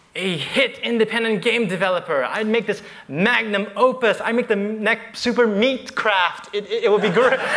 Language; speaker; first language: English; native; English